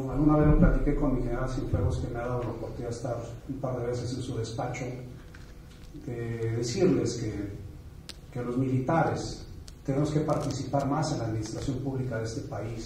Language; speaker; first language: Spanish; native; Spanish